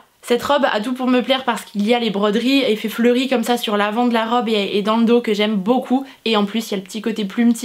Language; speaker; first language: French; native; French